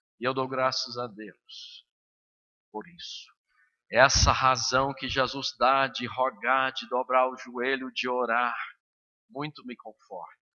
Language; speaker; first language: Portuguese; early bilingual, other home language; English